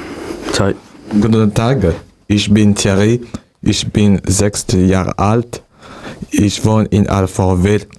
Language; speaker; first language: German; non-native, learner; French